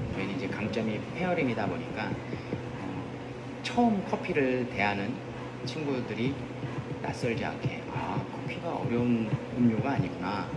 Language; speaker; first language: Korean; native; Korean